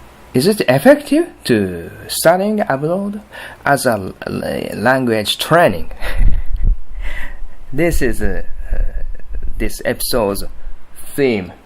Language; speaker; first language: English; non-native, learner; Japanese